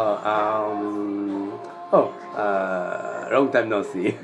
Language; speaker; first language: English; non-native, learner; Japanese